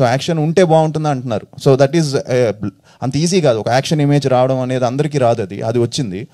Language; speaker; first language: Telugu; native; Telugu